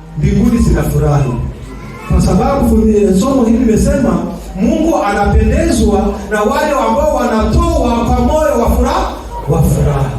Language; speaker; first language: Swahili; non-native, local second language; Kinyarwanda